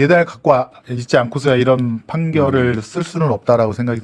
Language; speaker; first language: Korean; native; Korean